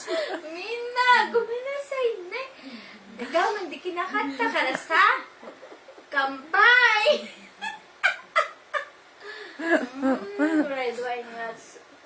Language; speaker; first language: Japanese; non-native, learner; Filipino